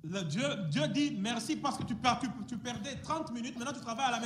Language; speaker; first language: French; non-native, fluent; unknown